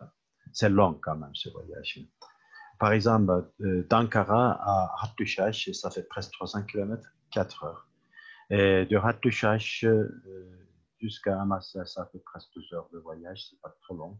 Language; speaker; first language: French; non-native, fluent; Turkish